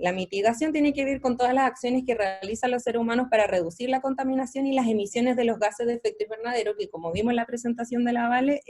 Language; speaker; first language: Spanish; native; Spanish